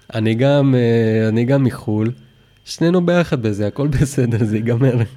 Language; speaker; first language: Hebrew; non-native, fluent; Spanish